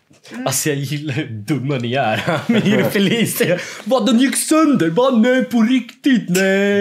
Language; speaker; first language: Swedish; early bilingual, other home language; Russian